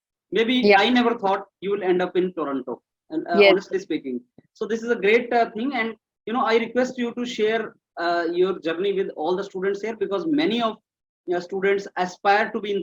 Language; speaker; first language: English; non-native, local second language; Hindi